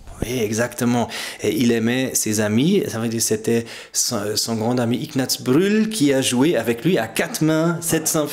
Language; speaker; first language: French; non-native, fluent; German